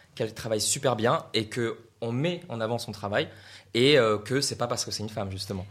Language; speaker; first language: French; non-native, fluent; Russian